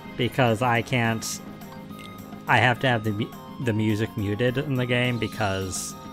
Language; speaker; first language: English; native; English